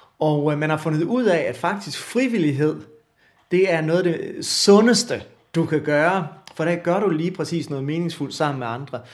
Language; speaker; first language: Danish; native; Danish